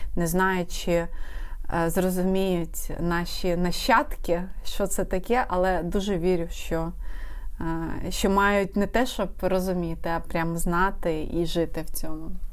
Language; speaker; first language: Ukrainian; non-native, local second language; Russian